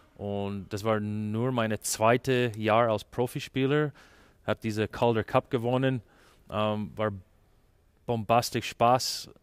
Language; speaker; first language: German; non-native, fluent; English